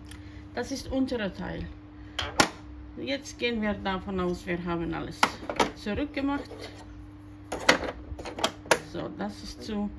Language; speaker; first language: German; non-native, fluent; Croatian